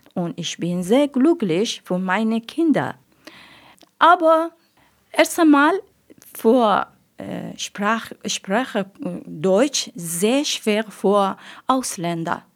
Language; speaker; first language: German; non-native, learner; Persian